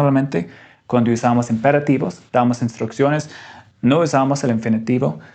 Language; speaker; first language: Spanish; non-native, fluent; English